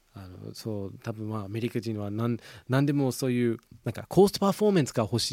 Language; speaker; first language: Japanese; non-native, fluent; English